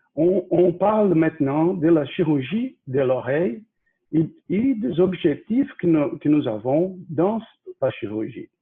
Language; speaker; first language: French; non-native, fluent; Portuguese